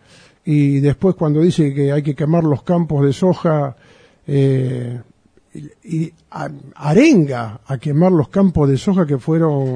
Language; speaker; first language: Spanish; native; Spanish